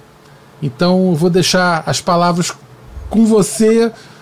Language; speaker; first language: Portuguese; native; Portuguese